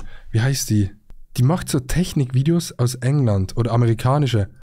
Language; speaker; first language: German; native; German